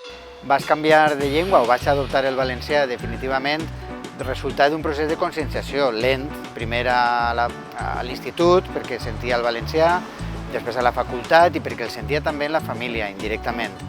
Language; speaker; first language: Catalan; non-native, local second language; Spanish